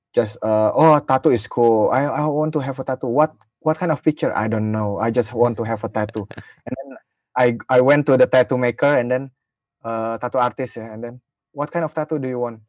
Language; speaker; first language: English; non-native, learner; Indonesian